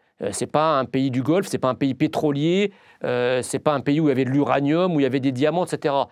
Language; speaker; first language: French; early bilingual, other home language; Arabic